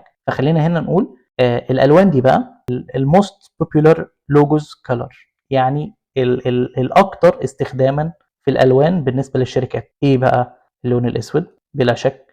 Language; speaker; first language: Arabic; native; Arabic